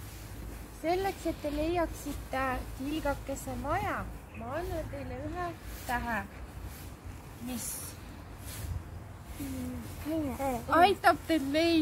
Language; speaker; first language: Estonian; non-native, local second language; Russian